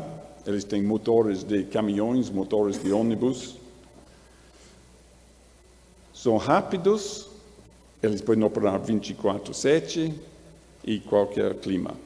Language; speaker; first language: Portuguese; non-native, learner; English